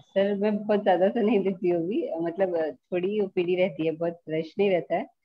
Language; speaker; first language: Hindi; native; Hindi